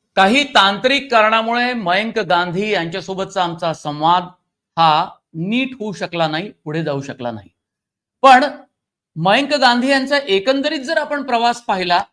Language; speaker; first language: Marathi; native; Marathi